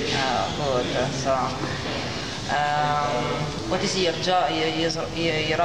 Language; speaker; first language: English; non-native, learner; Italian